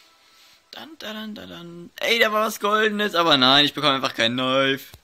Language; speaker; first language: German; native; German